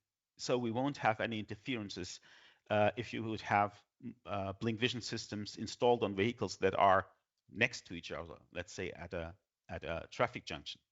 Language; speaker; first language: English; non-native, fluent; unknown